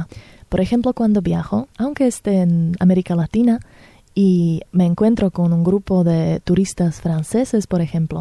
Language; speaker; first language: Spanish; non-native, fluent; Slovak